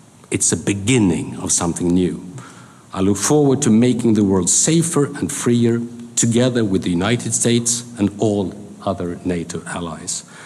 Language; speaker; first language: English; non-native, fluent; Swedish